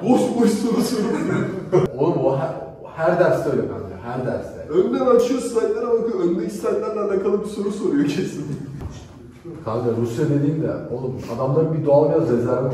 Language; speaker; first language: Turkish; native; Turkish